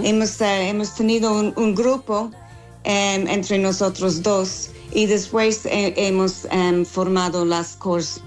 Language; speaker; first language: Spanish; non-native, fluent; English